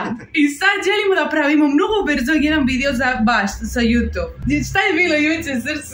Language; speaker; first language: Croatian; non-native, learner; Spanish